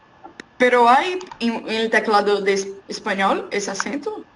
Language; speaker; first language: Spanish; non-native, fluent; Portuguese